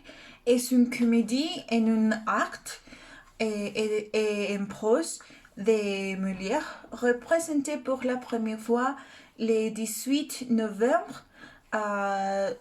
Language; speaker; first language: French; non-native, learner; Spanish